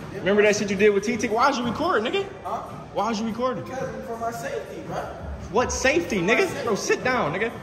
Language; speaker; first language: English; native; English